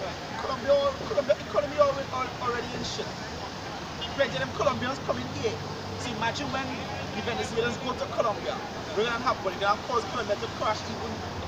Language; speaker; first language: English; native; English